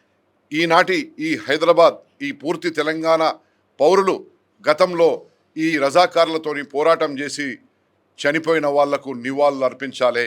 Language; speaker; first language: Telugu; native; Telugu